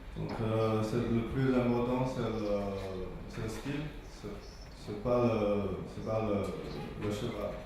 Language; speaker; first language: French; non-native, learner; Chinese